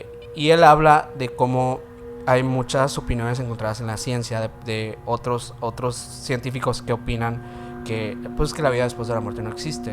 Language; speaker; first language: Spanish; native; Spanish